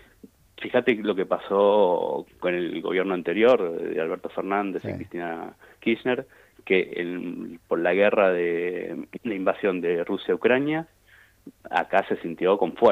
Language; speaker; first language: Spanish; native; Spanish